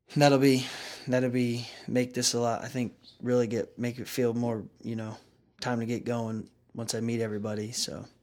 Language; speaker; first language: English; native; English